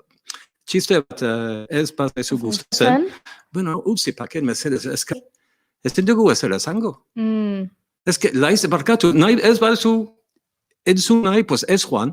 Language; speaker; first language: Basque; non-native, learner; English